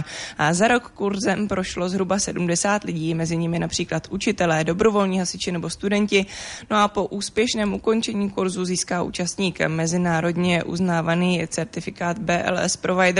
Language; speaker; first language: Czech; native; Czech